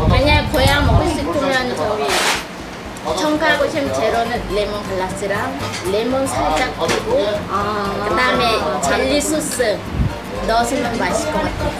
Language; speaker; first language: Korean; non-native, fluent; Vietnamese